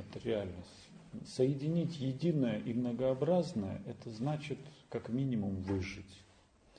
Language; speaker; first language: Russian; native; Russian